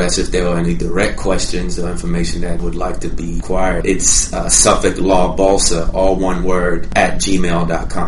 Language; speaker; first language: English; native; English